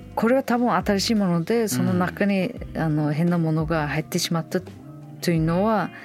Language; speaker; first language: Japanese; non-native, fluent; Uzbek